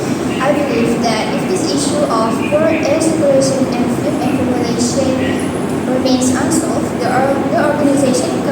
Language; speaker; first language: English; non-native, learner; Malay